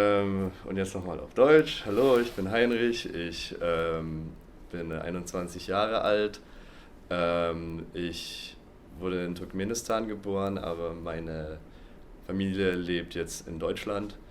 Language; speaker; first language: German; early bilingual, other home language; Russian